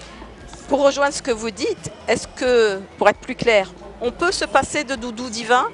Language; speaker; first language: French; non-native, local second language; Arabic